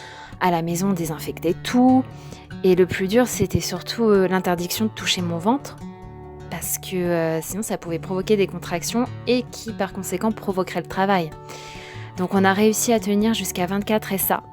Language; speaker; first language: French; native; French